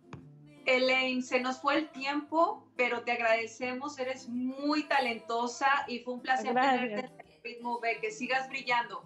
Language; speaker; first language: Spanish; native; Spanish